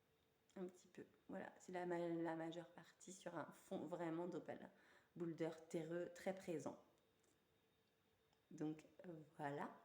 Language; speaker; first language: French; native; French